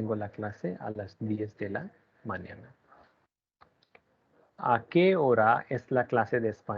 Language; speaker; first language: Spanish; non-native, learner; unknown